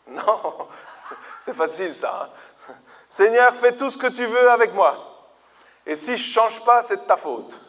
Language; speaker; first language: French; native; French